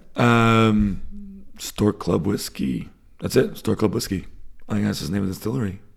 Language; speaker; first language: English; native; English